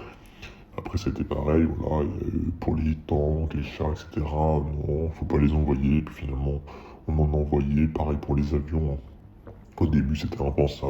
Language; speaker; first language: French; native; French